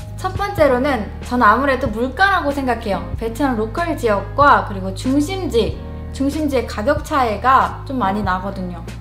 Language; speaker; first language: Korean; native; Korean